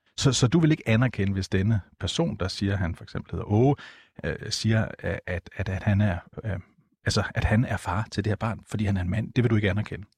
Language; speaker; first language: Danish; native; Danish